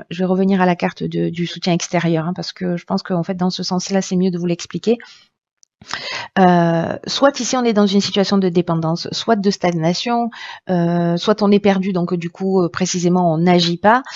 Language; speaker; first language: French; native; French